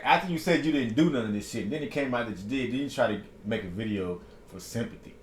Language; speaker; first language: English; native; English